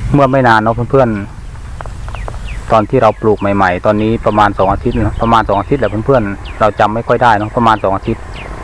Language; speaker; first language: Thai; non-native, local second language; Khmer